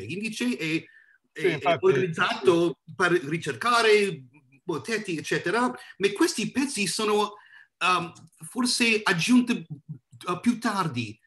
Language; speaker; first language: Italian; non-native, learner; English